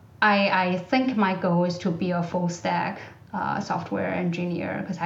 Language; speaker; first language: English; non-native, fluent; Chinese